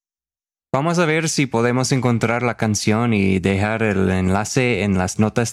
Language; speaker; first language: Spanish; non-native, fluent; English